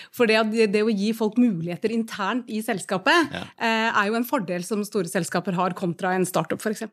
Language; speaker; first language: Norwegian; native; Norwegian